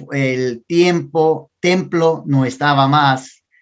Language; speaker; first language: Spanish; non-native, learner; Portuguese